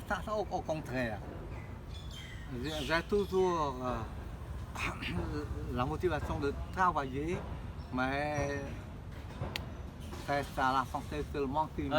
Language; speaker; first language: French; non-native, fluent; Khmer